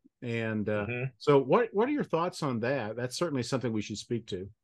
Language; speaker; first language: English; native; English